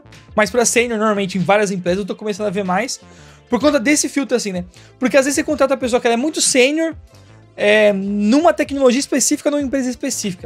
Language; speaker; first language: Portuguese; native; Portuguese